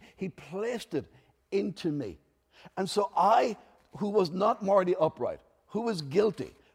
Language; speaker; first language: English; native; English